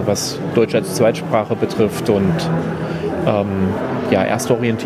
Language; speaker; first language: German; native; German